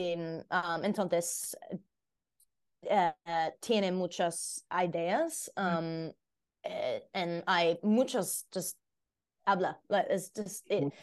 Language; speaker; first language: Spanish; non-native, learner; English